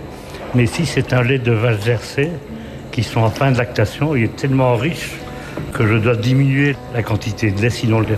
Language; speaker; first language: French; native; French